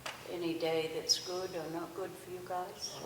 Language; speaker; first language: English; native; English